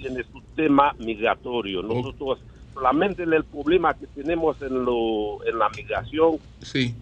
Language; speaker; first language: Spanish; non-native, learner; Haitian Creole